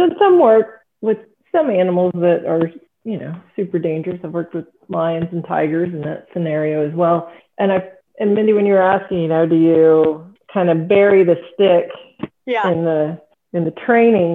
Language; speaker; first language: English; native; English